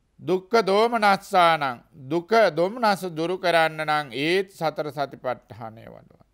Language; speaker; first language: Sinhala; native; Sinhala